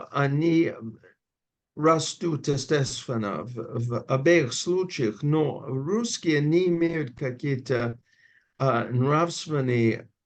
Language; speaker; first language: Russian; non-native, fluent; English